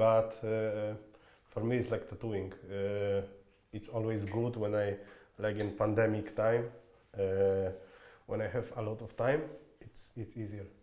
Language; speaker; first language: English; non-native, fluent; Polish